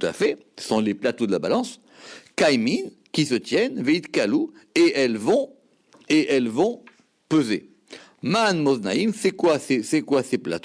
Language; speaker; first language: French; native; French